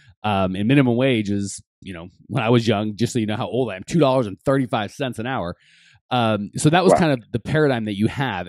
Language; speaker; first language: English; native; English